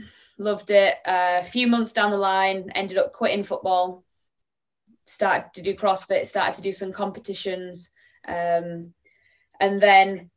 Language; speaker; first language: English; native; English